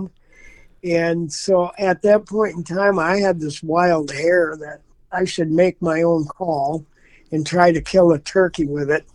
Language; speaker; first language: English; native; English